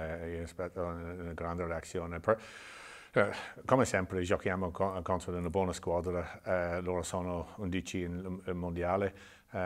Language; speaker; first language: Italian; non-native, learner; English